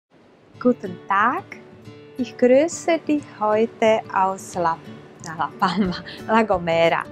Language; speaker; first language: German; non-native, fluent; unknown